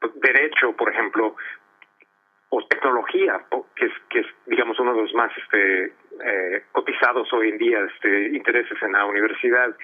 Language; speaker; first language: Spanish; early bilingual, heritage; Spanish